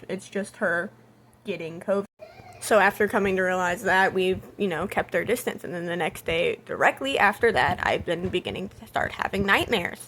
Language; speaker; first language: English; native; English